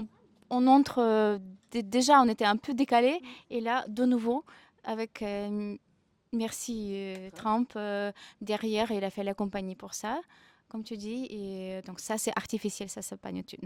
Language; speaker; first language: French; non-native, fluent; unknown